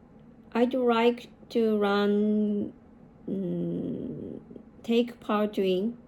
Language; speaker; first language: English; non-native, learner; Japanese